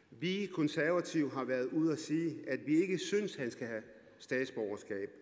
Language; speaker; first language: Danish; early bilingual, other home language; Arabic